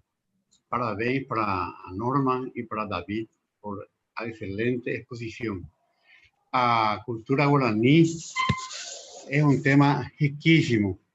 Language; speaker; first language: Portuguese; non-native, local second language; Spanish